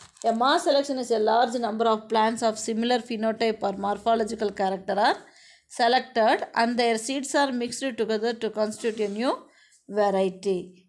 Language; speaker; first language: English; non-native, local second language; Tamil